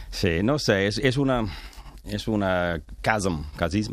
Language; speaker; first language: Spanish; non-native, learner; English